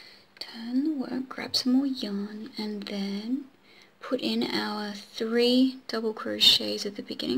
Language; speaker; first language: English; native; English